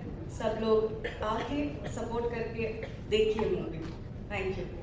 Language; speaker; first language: Hindi; non-native, learner; Kannada